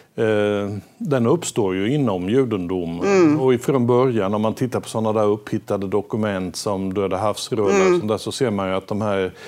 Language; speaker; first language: Swedish; native; Swedish